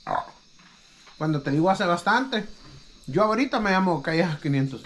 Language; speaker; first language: Spanish; native; Spanish